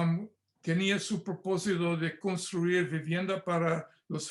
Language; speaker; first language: Spanish; non-native, fluent; English